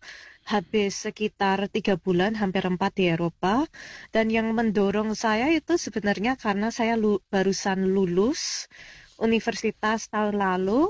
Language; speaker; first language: Indonesian; early bilingual, heritage; Indonesian